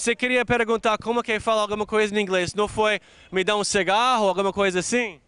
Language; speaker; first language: Portuguese; non-native, fluent; English